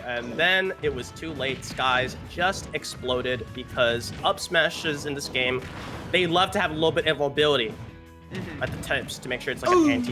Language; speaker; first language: English; native; English